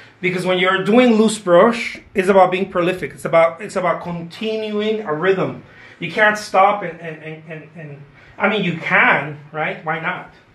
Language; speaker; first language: English; non-native, fluent; Spanish